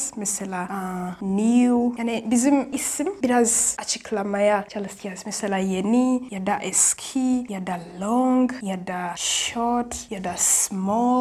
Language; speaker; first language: Turkish; non-native, learner; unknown